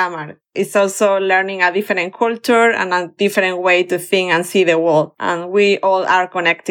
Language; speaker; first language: English; non-native, fluent; Spanish